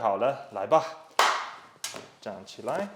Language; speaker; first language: Chinese; non-native, fluent; English